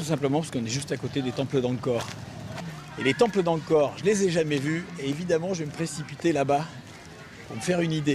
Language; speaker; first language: French; native; French